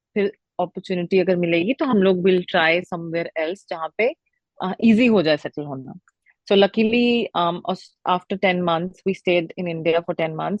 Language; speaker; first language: Hindi; native; Hindi